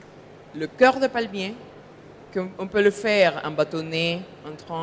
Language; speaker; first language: French; non-native, fluent; Spanish